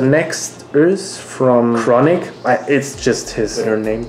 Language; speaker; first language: English; non-native, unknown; German